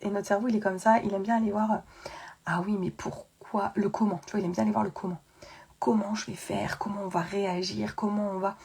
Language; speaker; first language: French; native; French